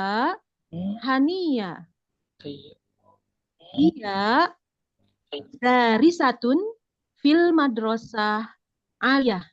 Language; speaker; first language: Arabic; non-native, learner; Indonesian